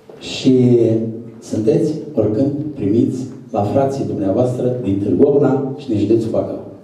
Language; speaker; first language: Romanian; native; Romanian